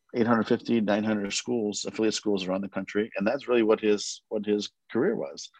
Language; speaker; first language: English; early bilingual, other home language; Korean